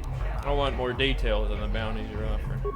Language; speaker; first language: English; native; English